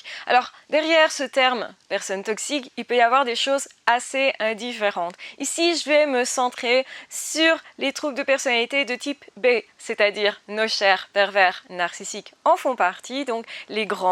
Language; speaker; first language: French; native; French